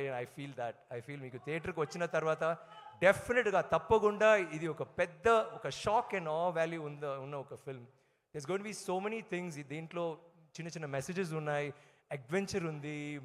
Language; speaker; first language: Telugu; non-native, learner; Tamil